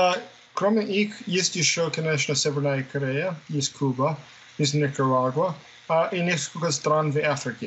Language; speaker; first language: Russian; non-native, fluent; English